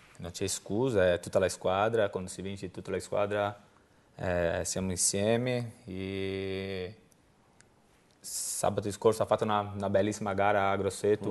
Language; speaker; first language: Italian; non-native, learner; Portuguese